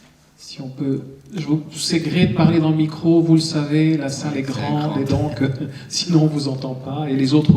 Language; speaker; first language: French; native; French